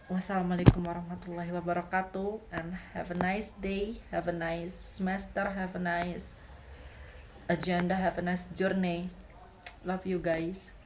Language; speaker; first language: English; non-native, learner; Indonesian